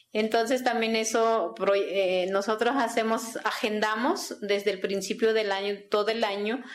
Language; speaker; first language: Spanish; non-native, local second language; Tzeltal